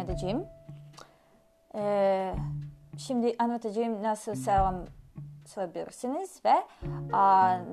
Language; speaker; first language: Turkish; non-native, learner; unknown